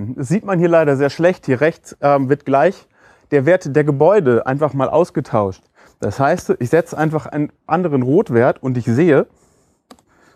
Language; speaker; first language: German; native; German